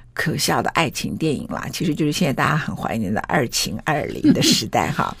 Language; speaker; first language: Chinese; native; Chinese